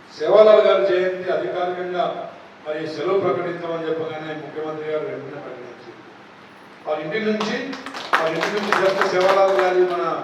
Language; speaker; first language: Telugu; non-native, local second language; Lambadi